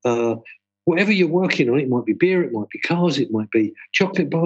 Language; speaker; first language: English; native; English